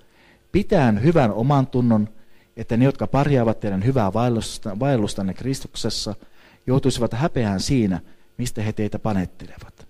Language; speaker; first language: Finnish; native; Finnish